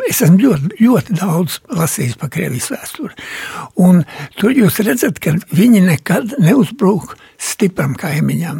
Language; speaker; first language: Latvian; early bilingual, heritage; Latvian